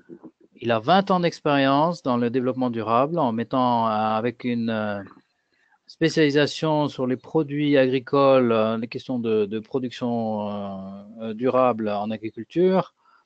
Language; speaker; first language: French; native; French